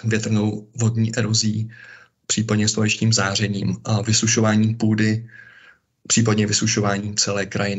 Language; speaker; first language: Czech; native; Czech